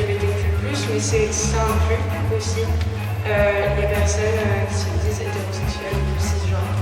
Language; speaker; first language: French; native; French